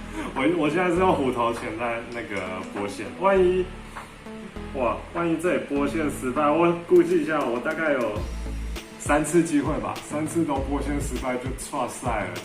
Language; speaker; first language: Chinese; native; Chinese